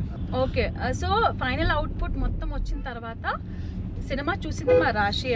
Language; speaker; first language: Telugu; native; Telugu